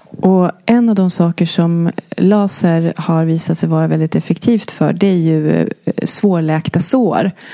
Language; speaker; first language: Swedish; native; Swedish